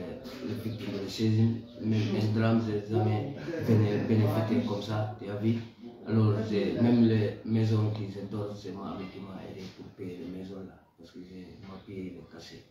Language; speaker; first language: French; non-native, learner; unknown